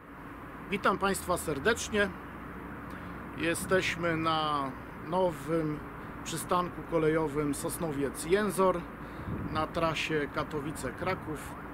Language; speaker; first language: Polish; native; Polish